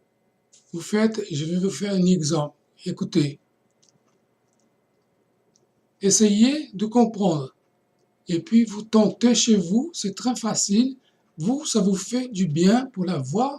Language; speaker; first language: French; non-native, fluent; Portuguese